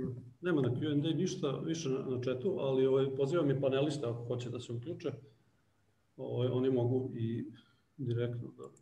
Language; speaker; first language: Serbian; native; Serbian